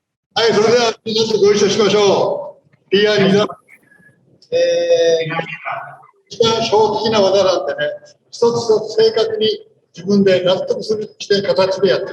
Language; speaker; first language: Japanese; native; Japanese